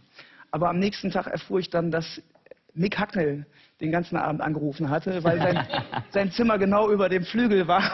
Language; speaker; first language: German; native; German